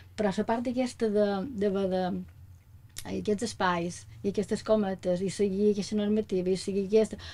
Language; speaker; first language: Catalan; native; Catalan